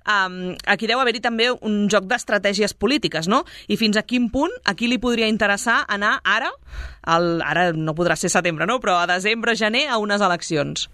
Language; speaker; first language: Catalan; native; Catalan